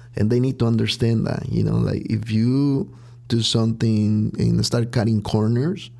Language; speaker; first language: English; non-native, fluent; Spanish